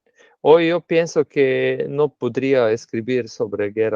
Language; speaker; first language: Spanish; non-native, fluent; Slovenian